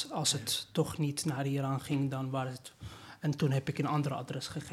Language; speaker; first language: Dutch; non-native, fluent; Persian